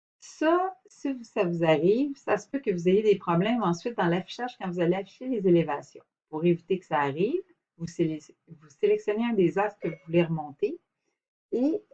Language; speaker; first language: French; native; French